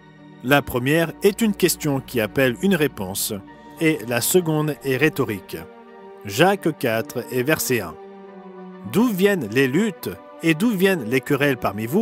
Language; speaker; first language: French; native; French